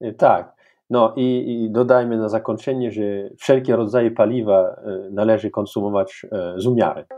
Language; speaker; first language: Polish; non-native, fluent; French